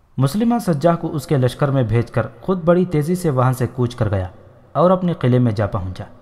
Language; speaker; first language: Urdu; native; Urdu